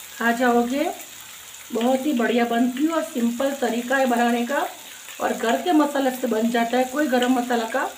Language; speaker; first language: Hindi; non-native, local second language; Gujarati